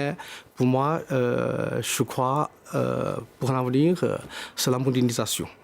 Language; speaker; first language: French; non-native, fluent; Chinese